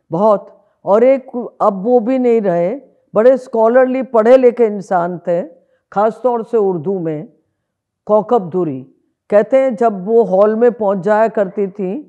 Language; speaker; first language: Hindi; native; Hindi